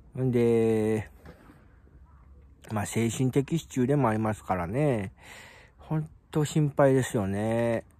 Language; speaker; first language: Japanese; native; Japanese